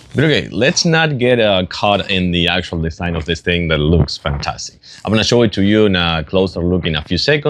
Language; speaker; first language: English; non-native, fluent; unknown